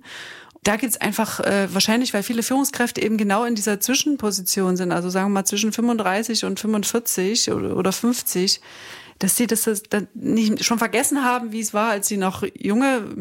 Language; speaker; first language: German; native; German